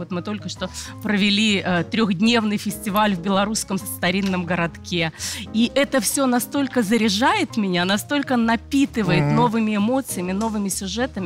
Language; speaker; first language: Russian; native; Russian